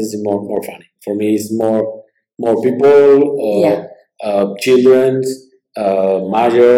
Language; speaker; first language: English; non-native, learner; Spanish